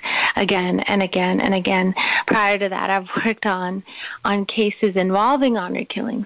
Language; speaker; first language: English; non-native, local second language; Urdu